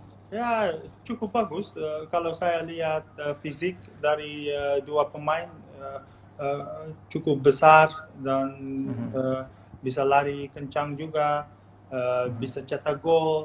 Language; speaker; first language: Indonesian; non-native, fluent; Dutch